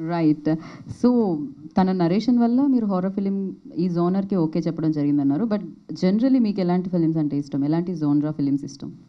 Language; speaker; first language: Telugu; native; Telugu